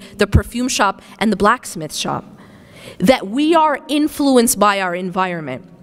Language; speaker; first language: English; native; English